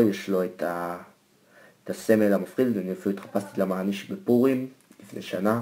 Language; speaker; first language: Hebrew; native; Hebrew